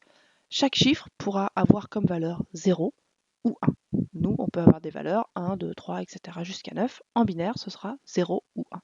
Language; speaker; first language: French; native; French